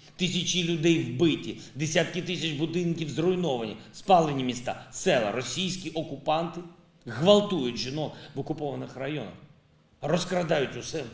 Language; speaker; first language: Ukrainian; non-native, local second language; Russian